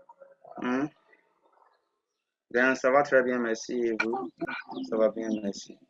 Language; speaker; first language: French; non-native, fluent; Akan